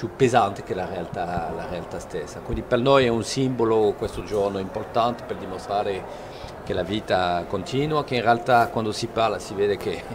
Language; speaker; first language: Italian; non-native, fluent; French